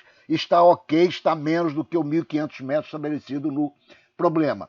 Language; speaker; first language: Portuguese; native; Portuguese